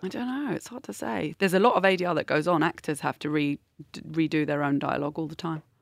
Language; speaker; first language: English; native; English